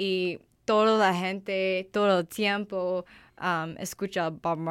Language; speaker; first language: Spanish; non-native, learner; English